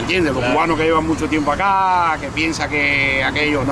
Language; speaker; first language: Spanish; native; Spanish